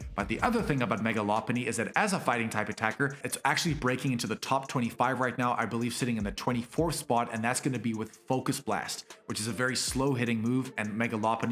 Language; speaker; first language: English; native; English